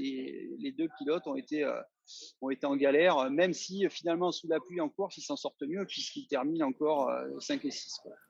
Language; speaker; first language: French; native; French